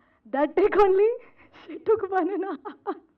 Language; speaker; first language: Telugu; non-native, learner; Hindi